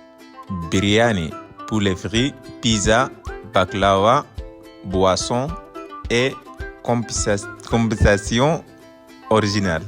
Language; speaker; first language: French; non-native, learner; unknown